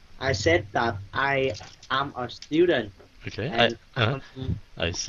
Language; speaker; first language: English; non-native, learner; Vietnamese